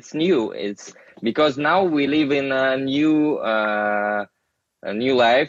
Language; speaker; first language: English; non-native, learner; Russian